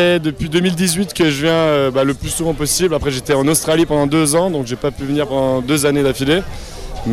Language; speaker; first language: French; native; French